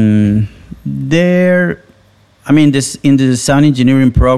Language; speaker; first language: English; non-native, fluent; Spanish